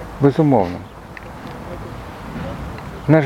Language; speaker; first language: French; non-native, learner; Ukrainian